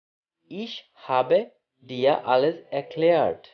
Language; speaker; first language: German; non-native, learner; Bangla